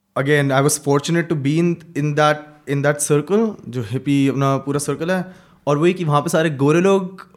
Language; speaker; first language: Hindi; native; Hindi